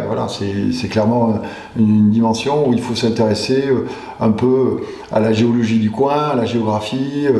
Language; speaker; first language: French; native; French